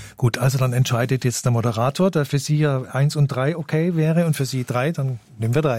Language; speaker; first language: German; native; German